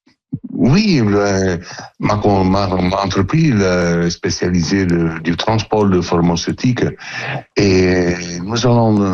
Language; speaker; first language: French; non-native, fluent; Italian